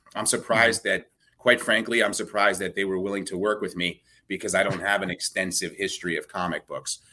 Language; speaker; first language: English; native; English